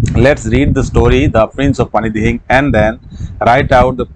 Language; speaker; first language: English; non-native, local second language; Assamese